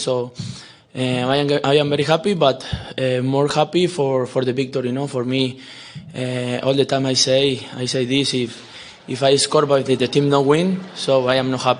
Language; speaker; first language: English; non-native, learner; Spanish